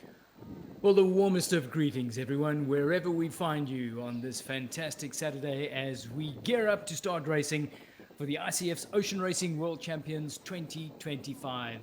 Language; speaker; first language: English; native; English